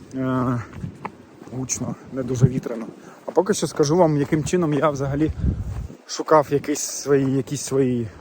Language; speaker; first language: Ukrainian; non-native, local second language; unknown